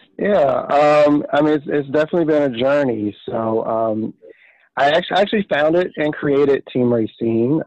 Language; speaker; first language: English; native; English